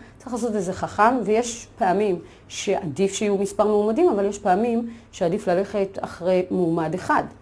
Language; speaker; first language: Hebrew; early bilingual, other home language; Amharic